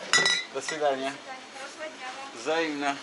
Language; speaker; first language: Russian; non-native, learner; English